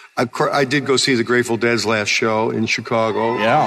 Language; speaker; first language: English; native; English